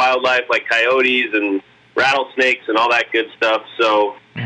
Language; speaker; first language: English; native; English